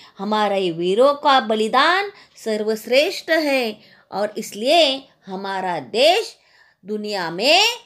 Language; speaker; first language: Hindi; non-native, local second language; Marathi